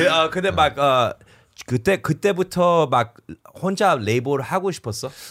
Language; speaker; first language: Korean; early bilingual, heritage; Korean